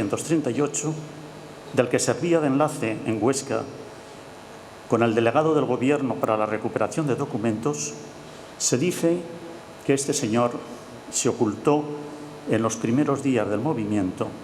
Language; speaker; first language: Spanish; native; Spanish